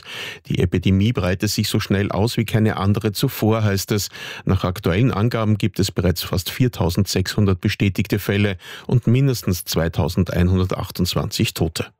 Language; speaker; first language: German; native; German